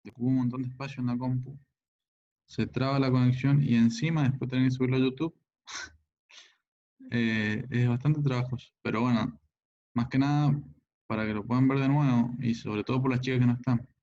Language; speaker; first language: Spanish; native; Spanish